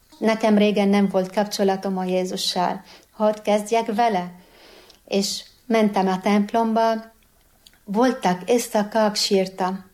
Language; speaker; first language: Hungarian; non-native, fluent; Arabic